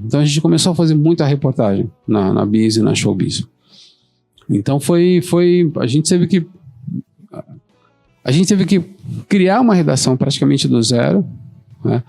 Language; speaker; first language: Portuguese; native; Portuguese